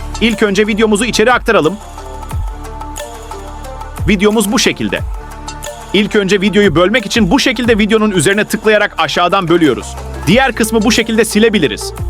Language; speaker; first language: Turkish; native; Turkish